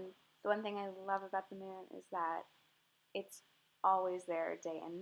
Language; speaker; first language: English; native; English